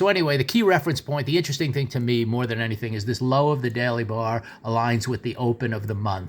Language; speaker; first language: English; native; English